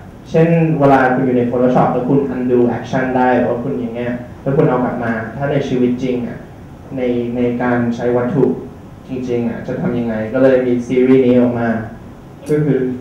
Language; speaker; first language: Thai; early bilingual, heritage; Thai